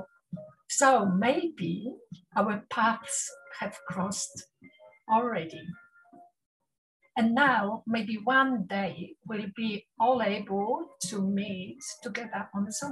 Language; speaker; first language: English; non-native, fluent; Polish